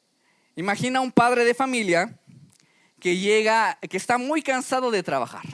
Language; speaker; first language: Spanish; native; Spanish